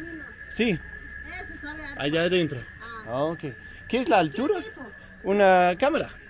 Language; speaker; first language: Spanish; non-native, learner; Danish